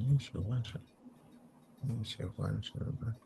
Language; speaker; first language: Chinese; non-native, learner; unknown